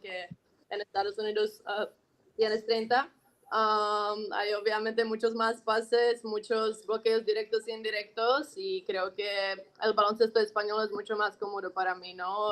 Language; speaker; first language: Spanish; non-native, fluent; Czech